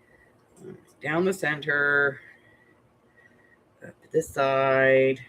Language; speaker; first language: English; native; English